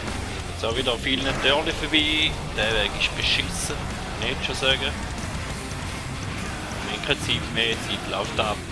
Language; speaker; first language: German; native; German